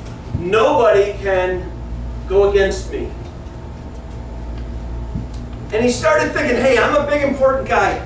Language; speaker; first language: English; native; English